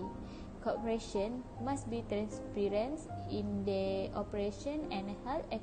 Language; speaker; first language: English; non-native, local second language; Malay